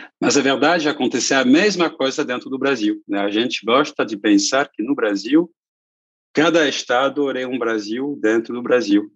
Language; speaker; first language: Portuguese; non-native, fluent; French